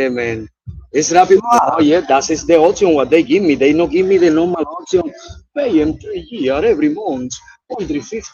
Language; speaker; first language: English; non-native, learner; Spanish